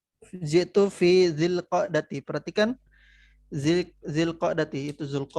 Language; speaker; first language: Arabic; non-native, fluent; Indonesian